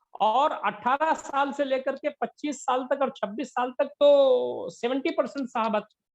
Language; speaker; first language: Urdu; native; Urdu